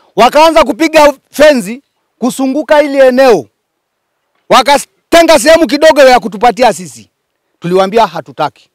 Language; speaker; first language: Swahili; non-native, local second language; Masai